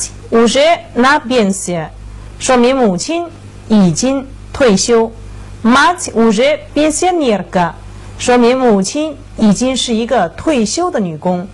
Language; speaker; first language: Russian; non-native, fluent; Chinese